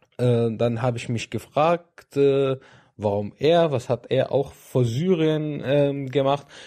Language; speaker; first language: German; non-native, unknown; Arabic